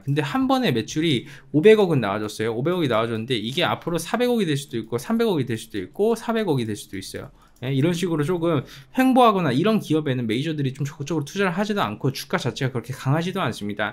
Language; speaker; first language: Korean; native; Korean